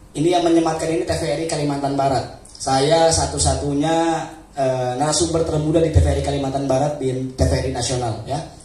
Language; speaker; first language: Indonesian; non-native, local second language; Sundanese